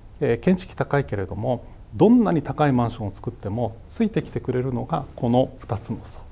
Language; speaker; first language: Japanese; native; Japanese